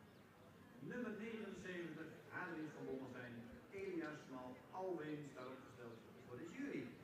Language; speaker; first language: Dutch; native; Dutch